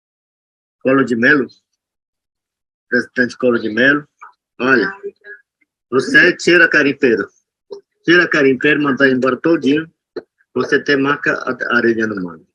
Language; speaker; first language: Portuguese; non-native, local second language; Yanomámi